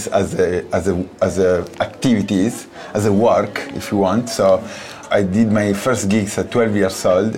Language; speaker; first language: English; non-native, learner; Italian